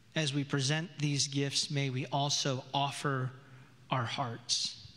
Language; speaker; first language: English; native; English